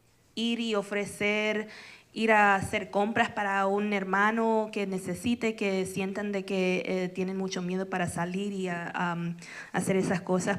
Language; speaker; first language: Spanish; early bilingual, other home language; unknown